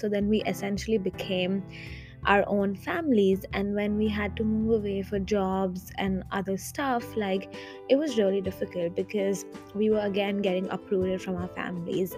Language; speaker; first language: English; non-native, local second language; Hindi